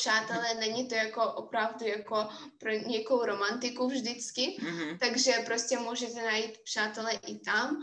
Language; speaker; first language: Czech; non-native, fluent; Russian